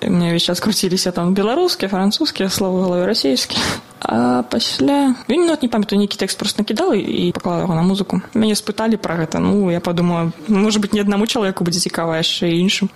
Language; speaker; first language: Belarusian; native; Belarusian